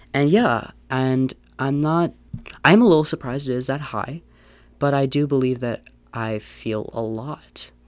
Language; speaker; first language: English; native; English